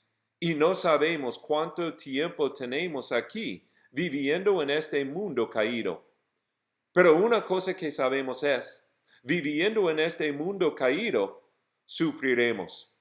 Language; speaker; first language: Spanish; non-native, fluent; English